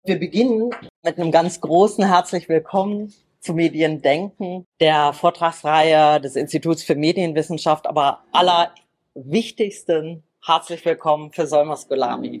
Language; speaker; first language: German; native; German